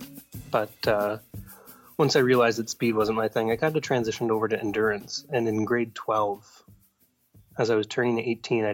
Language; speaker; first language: English; native; English